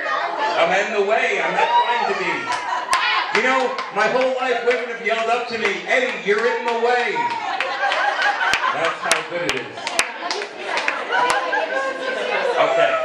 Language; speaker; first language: English; native; English